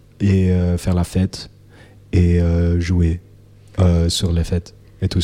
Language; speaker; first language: French; non-native, local second language; Dutch